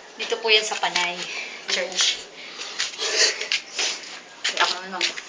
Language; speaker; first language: Filipino; non-native, local second language; Hiligaynon